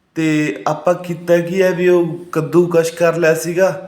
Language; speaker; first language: Punjabi; native; Punjabi